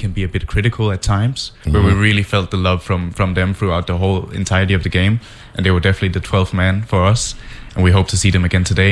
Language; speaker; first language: English; non-native, fluent; Danish